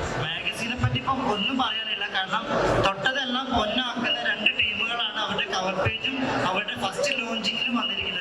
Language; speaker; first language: Malayalam; native; Malayalam